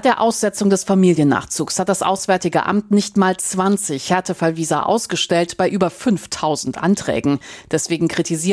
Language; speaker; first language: German; native; German